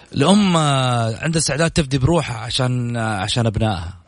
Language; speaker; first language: Arabic; native; Arabic